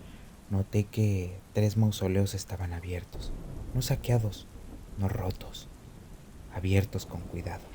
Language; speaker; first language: Spanish; native; Spanish